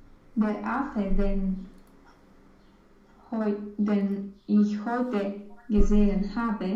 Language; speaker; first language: German; non-native, learner; Romanian